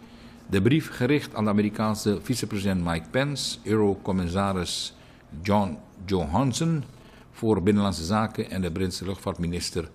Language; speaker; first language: Dutch; native; Dutch